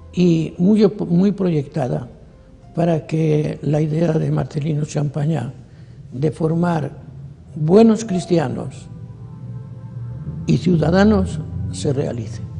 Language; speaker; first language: Spanish; native; Spanish